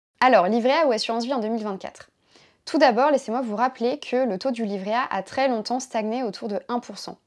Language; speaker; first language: French; native; French